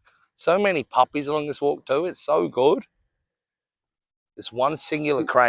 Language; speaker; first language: English; native; English